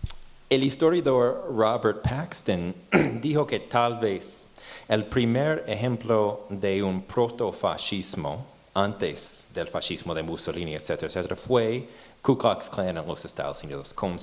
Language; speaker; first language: Spanish; non-native, fluent; English